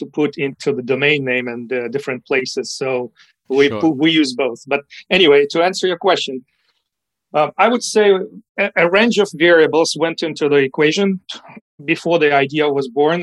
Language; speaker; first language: English; non-native, fluent; Ukrainian